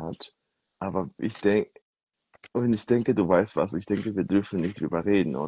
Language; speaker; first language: German; non-native, fluent; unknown